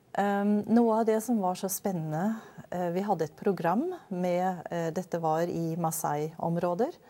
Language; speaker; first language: Norwegian; early bilingual, other home language; Danish